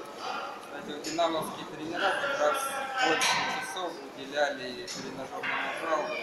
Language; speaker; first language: Russian; native; Russian